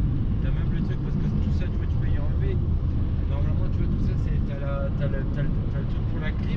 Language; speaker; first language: French; native; French